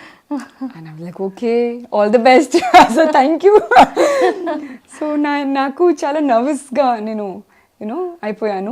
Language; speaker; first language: Telugu; non-native, learner; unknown